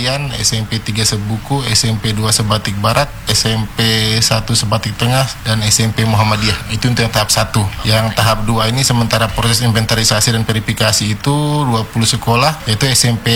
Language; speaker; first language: Indonesian; native; Indonesian